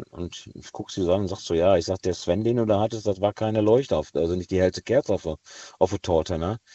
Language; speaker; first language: German; native; German